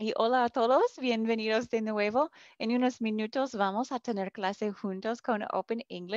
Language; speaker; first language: Spanish; non-native, fluent; English